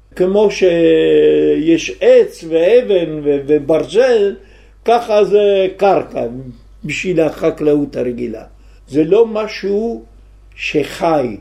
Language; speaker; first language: Hebrew; non-native, fluent; Italian